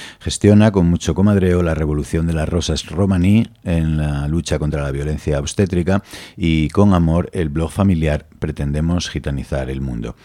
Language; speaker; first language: Spanish; native; Spanish